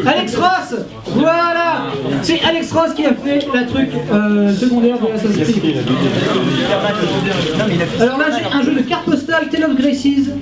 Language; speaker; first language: French; native; French